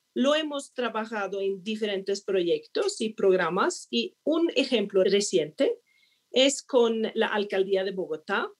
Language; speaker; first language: Spanish; non-native, fluent; Swedish